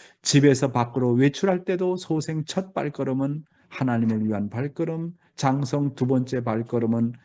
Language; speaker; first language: Korean; native; Korean